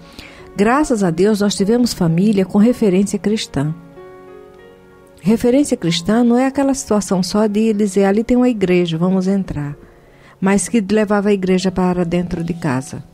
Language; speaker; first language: Portuguese; native; Portuguese